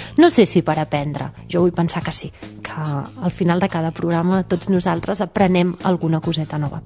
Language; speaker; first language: Catalan; native; Catalan